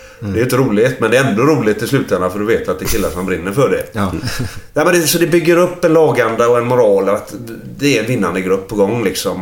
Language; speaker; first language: Swedish; native; Swedish